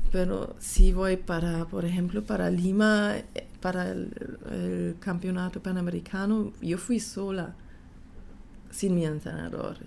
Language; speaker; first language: Spanish; early bilingual, heritage; German